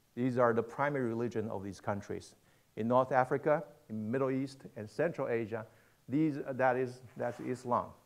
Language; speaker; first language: English; non-native, fluent; Chinese